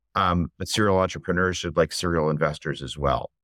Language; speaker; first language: English; native; English